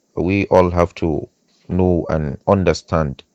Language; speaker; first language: English; non-native, local second language; Hausa